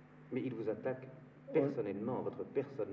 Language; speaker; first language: French; native; French